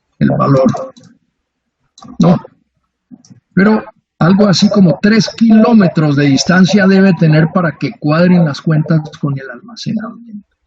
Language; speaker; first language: Spanish; native; Spanish